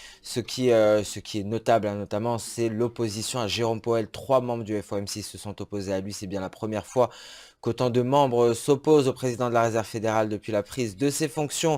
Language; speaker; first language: French; native; French